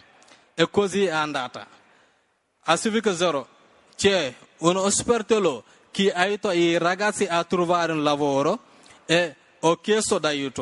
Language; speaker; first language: Italian; non-native, learner; Wolof